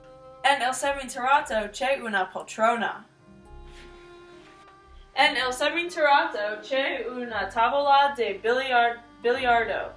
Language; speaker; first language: Italian; non-native, learner; English